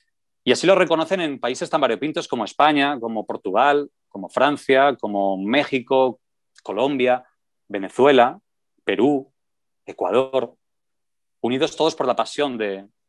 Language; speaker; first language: Spanish; native; Spanish